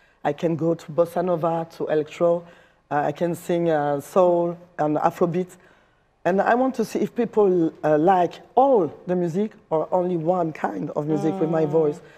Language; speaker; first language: English; non-native, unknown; French